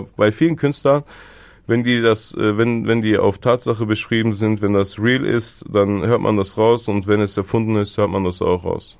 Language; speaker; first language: German; early bilingual, other home language; Turkish